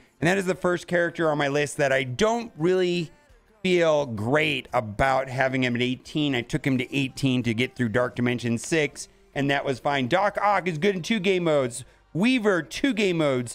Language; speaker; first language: English; native; English